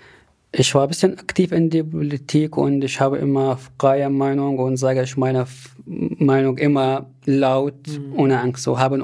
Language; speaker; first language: German; non-native, fluent; Arabic